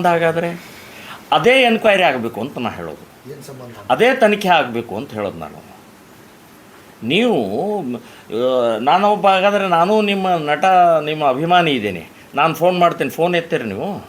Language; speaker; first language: Kannada; native; Kannada